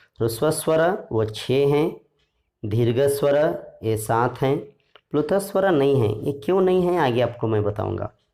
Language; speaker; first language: Hindi; non-native, local second language; Urdu